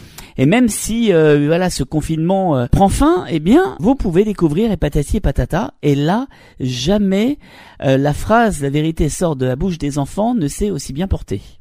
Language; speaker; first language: French; native; French